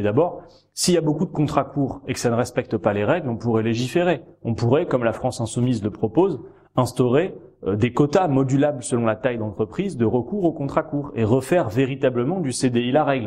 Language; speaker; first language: French; native; French